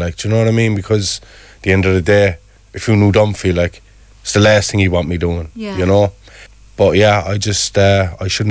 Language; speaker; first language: English; native; English